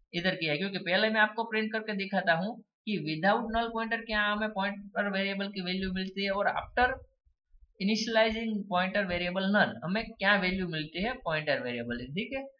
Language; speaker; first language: Hindi; non-native, local second language; Gujarati